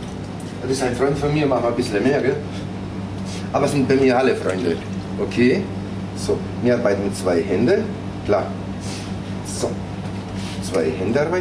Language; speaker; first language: German; non-native, fluent; Italian